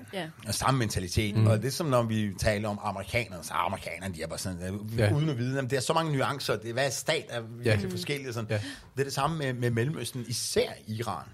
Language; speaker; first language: Danish; non-native, fluent; Persian